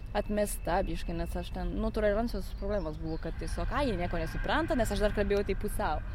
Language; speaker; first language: Lithuanian; non-native, fluent; French